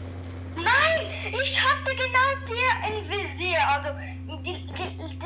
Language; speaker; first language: German; non-native, fluent; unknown